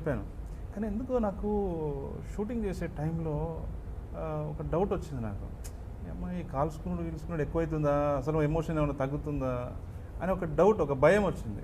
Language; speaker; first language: Telugu; native; Telugu